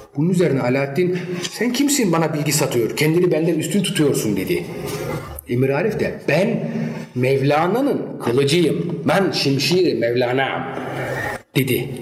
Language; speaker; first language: Turkish; early bilingual, heritage; Turkish